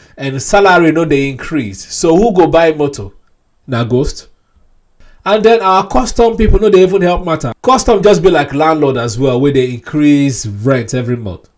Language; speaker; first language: Nigerian Pidgin; non-native, local second language; Yoruba